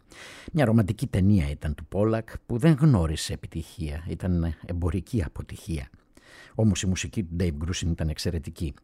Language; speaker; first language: Greek; native; Greek